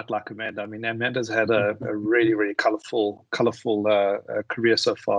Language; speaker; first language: English; native; English